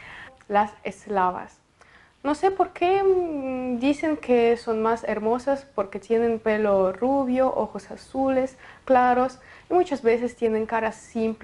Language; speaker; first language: Spanish; non-native, fluent; Russian